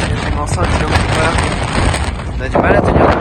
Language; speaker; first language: French; native; French